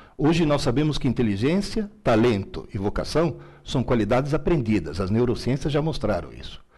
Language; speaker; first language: Portuguese; early bilingual, other home language; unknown